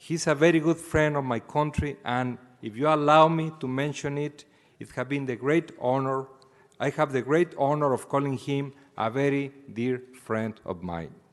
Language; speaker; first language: English; non-native, fluent; Spanish